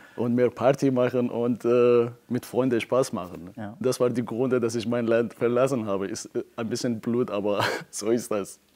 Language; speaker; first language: German; non-native, fluent; Persian